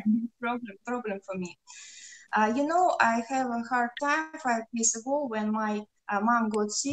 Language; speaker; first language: English; non-native, learner; Russian